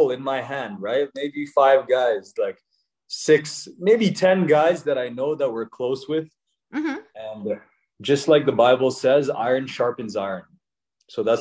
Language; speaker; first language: English; native; English